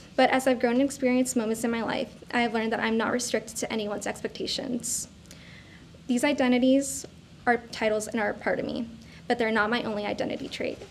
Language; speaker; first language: English; native; English